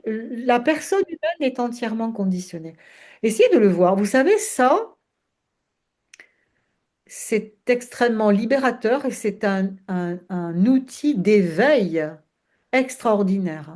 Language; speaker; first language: French; native; French